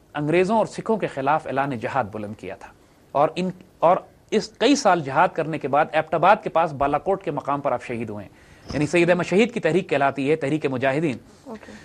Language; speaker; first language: Urdu; native; Urdu